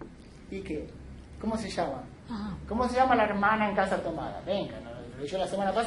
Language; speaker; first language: Spanish; native; Spanish